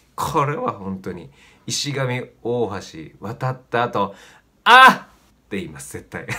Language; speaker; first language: Japanese; native; Japanese